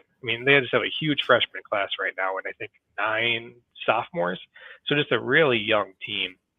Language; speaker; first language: English; native; English